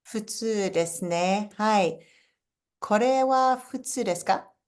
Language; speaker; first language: Japanese; non-native, fluent; English